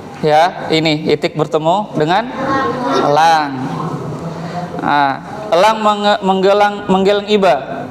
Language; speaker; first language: Indonesian; native; Indonesian